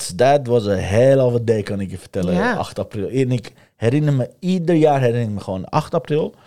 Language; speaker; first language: Dutch; non-native, fluent; Persian